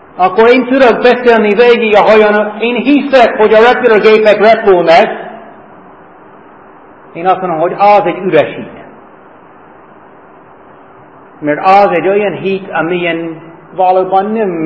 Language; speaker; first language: Hungarian; non-native, fluent; English